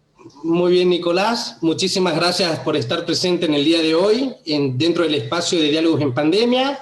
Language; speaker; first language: Spanish; native; Spanish